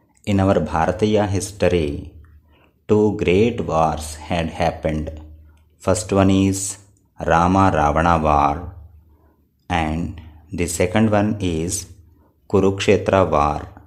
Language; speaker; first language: English; non-native, local second language; Telugu